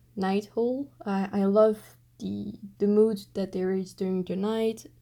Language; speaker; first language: English; non-native, fluent; French